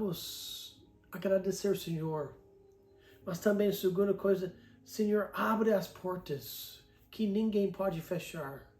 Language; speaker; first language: Portuguese; non-native, fluent; English